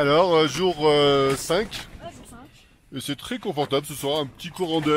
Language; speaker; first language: French; native; French